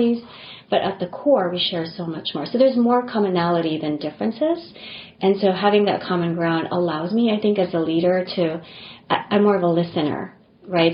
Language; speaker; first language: English; non-native, local second language; Filipino